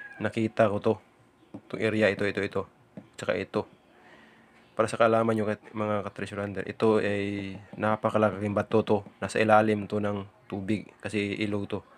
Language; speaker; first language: Filipino; non-native, local second language; Cebuano